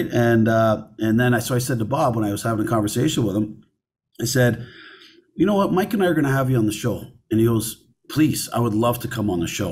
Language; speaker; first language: English; native; English